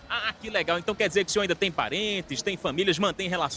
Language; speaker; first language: Portuguese; native; Portuguese